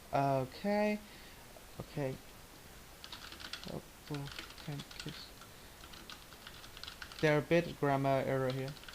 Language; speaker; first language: English; non-native, learner; Vietnamese